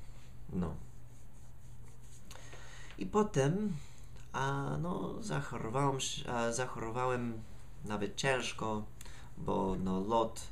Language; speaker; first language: Polish; non-native, learner; English